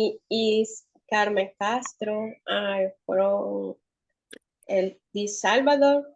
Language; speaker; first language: English; non-native, learner; Spanish